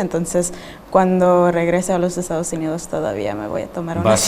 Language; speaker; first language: Spanish; early bilingual, heritage; Spanish